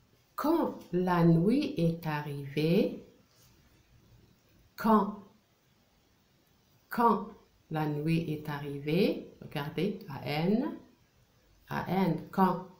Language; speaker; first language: French; non-native, local second language; Arabic